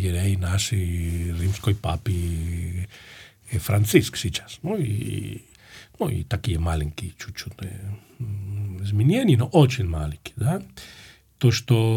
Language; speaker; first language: Russian; non-native, fluent; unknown